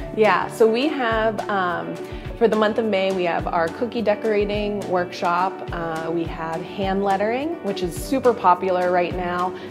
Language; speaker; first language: English; native; English